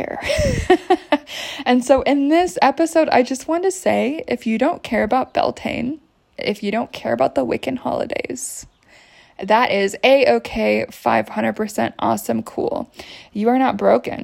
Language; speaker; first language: English; native; English